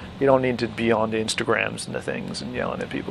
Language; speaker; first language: English; native; English